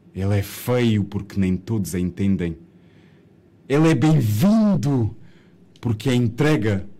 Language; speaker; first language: Portuguese; native; Portuguese